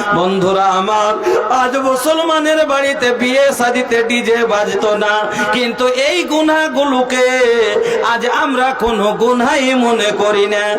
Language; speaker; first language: Bangla; non-native, local second language; Bhojpuri